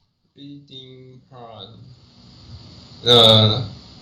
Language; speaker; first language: English; non-native, learner; Chinese